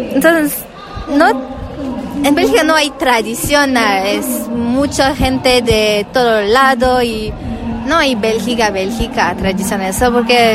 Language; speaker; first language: Spanish; non-native, learner; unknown